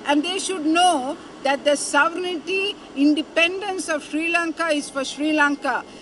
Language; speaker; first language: English; non-native, local second language; Sinhala